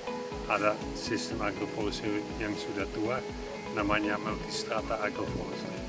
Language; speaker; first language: Indonesian; non-native, fluent; Dutch